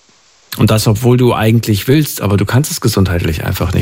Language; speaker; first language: German; native; German